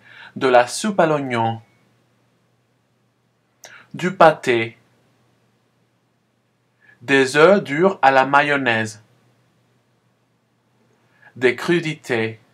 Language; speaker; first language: French; non-native, fluent; Spanish